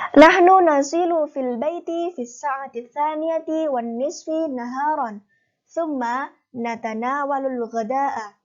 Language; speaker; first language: Arabic; non-native, fluent; Indonesian